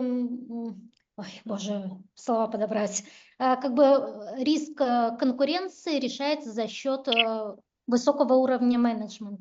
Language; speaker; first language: Russian; native; Russian